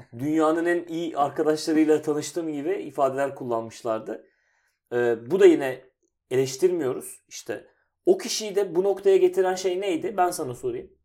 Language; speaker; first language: Turkish; native; Turkish